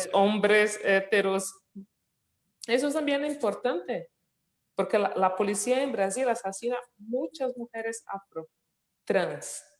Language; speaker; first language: Spanish; non-native, fluent; Portuguese